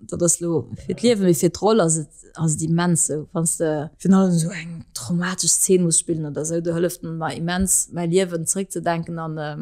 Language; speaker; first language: Luxembourgish; early bilingual, other home language; French